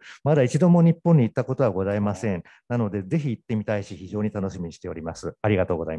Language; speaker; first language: Japanese; native; Japanese